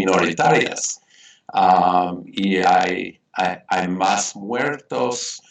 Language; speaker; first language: Spanish; non-native, fluent; English